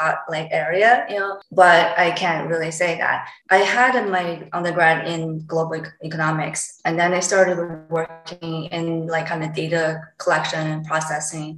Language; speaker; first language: English; non-native, fluent; Chinese